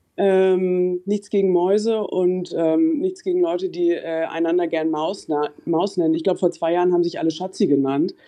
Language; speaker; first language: German; native; German